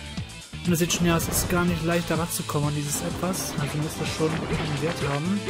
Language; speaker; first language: German; native; German